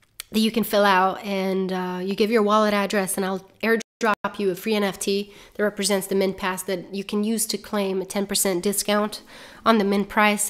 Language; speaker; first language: English; non-native, fluent; Italian